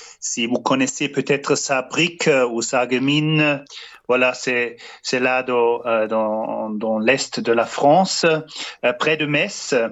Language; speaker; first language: French; non-native, fluent; German